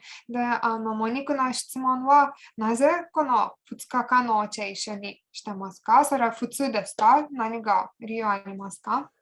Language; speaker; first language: Japanese; non-native, fluent; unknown